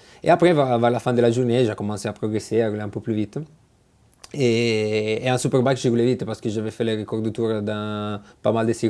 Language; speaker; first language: French; non-native, fluent; Italian